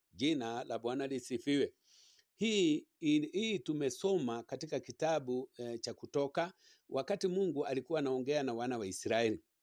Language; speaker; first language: Swahili; native; Swahili